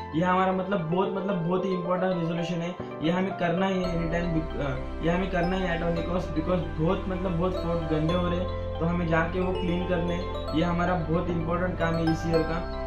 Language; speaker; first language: Hindi; non-native, local second language; Marathi